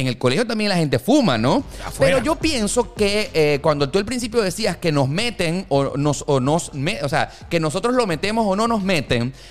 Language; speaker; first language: Spanish; native; Spanish